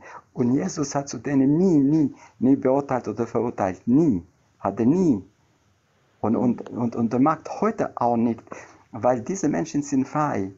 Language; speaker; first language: German; non-native, learner; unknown